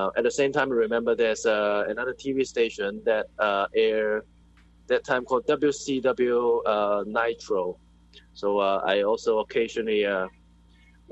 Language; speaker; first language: English; non-native, local second language; Cantonese